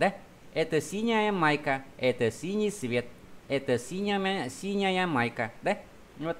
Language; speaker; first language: Russian; non-native, fluent; Vietnamese